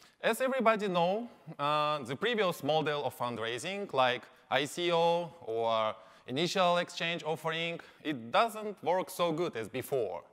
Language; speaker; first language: English; non-native, learner; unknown